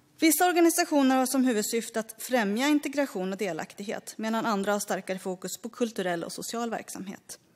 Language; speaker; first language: Swedish; early bilingual, other home language; Greek